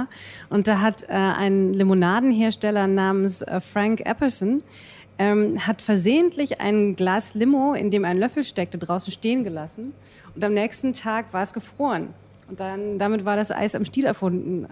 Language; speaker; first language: German; native; German